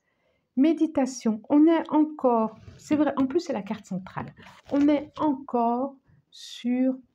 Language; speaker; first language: French; native; French